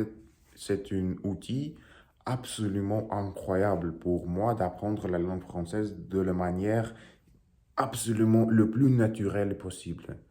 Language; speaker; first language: French; non-native, learner; Russian